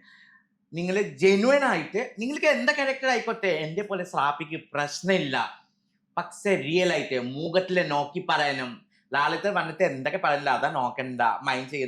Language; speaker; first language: Malayalam; non-native, learner; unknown